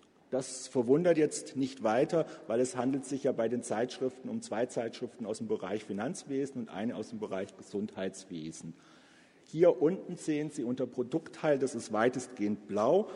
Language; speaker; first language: German; native; German